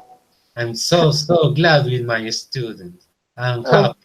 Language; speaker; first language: English; non-native, learner; Spanish